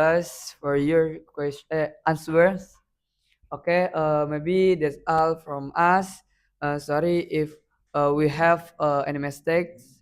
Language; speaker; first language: English; non-native, learner; Indonesian